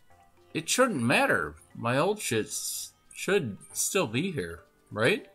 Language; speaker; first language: English; native; English